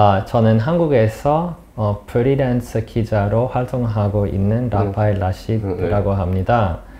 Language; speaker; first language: Korean; non-native, fluent; English